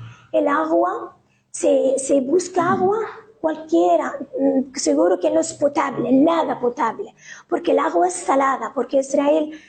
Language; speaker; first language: Spanish; non-native, fluent; Arabic